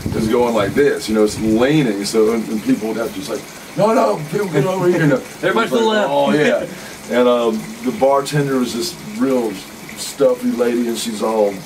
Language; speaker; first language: English; native; English